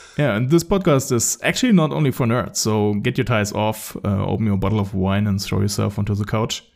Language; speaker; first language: English; non-native, fluent; German